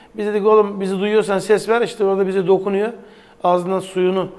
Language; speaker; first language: Turkish; native; Turkish